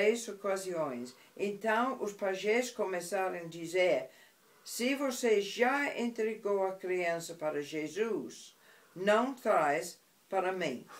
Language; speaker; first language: Portuguese; non-native, fluent; English